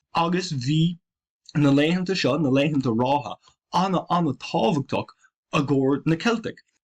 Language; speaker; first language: Irish; non-native, local second language; English